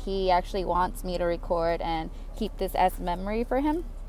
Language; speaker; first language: English; early bilingual, other home language; Spanish